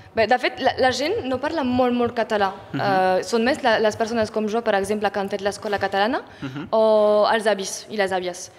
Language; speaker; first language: Catalan; non-native, local second language; French